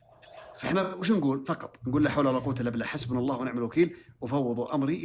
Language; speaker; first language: Arabic; native; Arabic